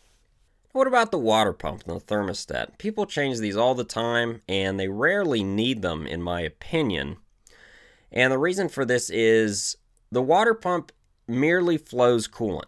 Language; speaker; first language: English; native; English